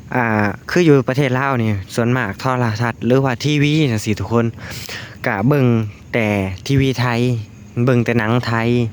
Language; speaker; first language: Lao; native; Lao